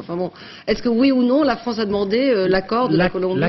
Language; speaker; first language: French; native; French